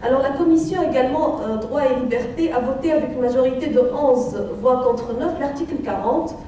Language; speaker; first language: French; non-native, local second language; Arabic